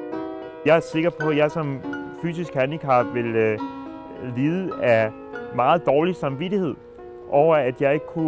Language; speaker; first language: Danish; native; Danish